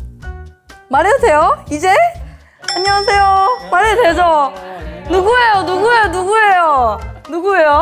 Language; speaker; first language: Korean; non-native, fluent; Thai